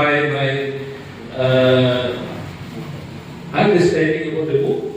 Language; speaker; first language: English; non-native, fluent; Indonesian